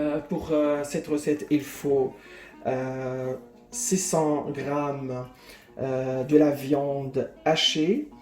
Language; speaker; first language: French; non-native, fluent; Arabic